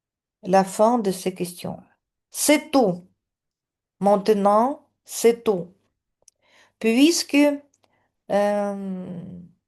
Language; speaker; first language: French; non-native, fluent; Russian